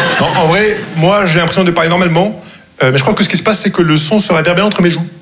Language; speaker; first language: French; non-native, local second language; Arabic